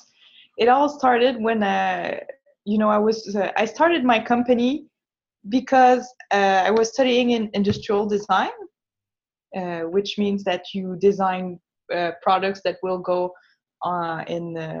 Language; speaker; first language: English; non-native, fluent; French